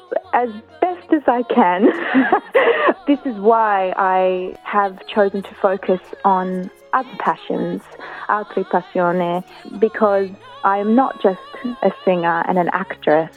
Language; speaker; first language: English; early bilingual, other home language; Italian